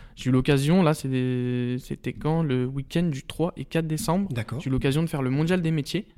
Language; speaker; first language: French; native; French